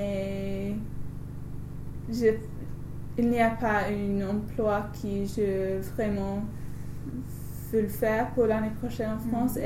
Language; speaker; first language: French; non-native, learner; English